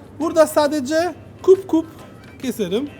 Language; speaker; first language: Turkish; non-native, learner; Italian